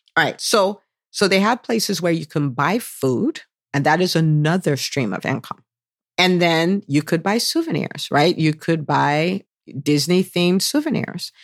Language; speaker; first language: English; non-native, local second language; Yoruba